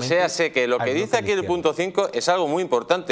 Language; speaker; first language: Spanish; native; Spanish